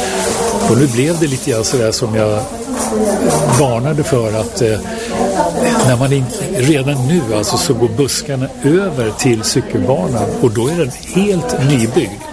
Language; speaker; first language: Swedish; native; Swedish